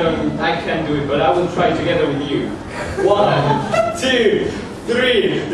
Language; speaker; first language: English; non-native, fluent; German